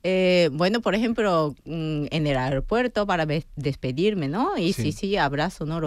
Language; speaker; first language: Spanish; non-native, fluent; Japanese